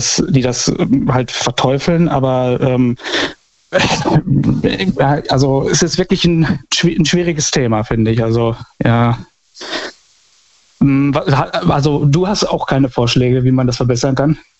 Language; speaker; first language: German; native; German